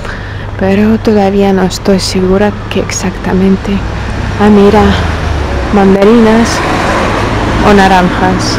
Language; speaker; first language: Spanish; non-native, fluent; Russian